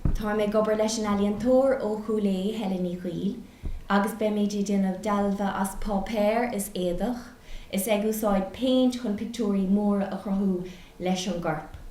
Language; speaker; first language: Irish; non-native, local second language; English